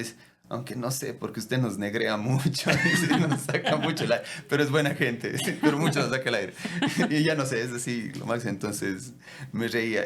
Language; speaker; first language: Spanish; native; Spanish